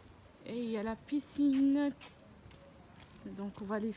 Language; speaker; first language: French; native; French